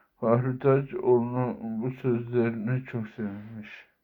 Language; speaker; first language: Turkish; native; Turkish